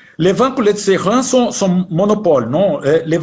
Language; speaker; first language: French; non-native, learner; Portuguese